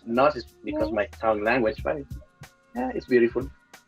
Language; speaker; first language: English; non-native, fluent; Spanish